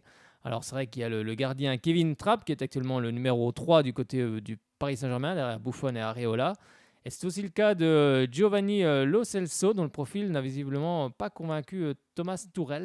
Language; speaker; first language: French; native; French